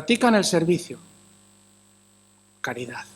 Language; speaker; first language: Spanish; native; Spanish